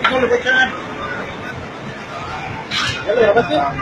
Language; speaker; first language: Spanish; native; Spanish